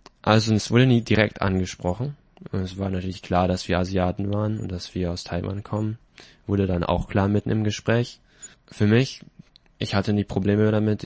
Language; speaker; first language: German; native; German